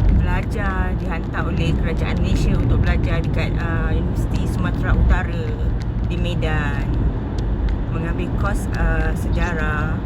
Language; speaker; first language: Malay; native; Malay